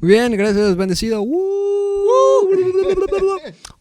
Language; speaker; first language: Spanish; native; Spanish